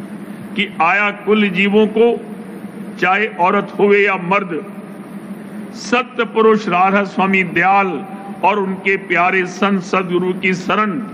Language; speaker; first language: Hindi; native; Hindi